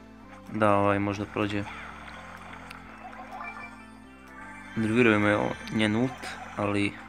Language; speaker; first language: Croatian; early bilingual, heritage; Croatian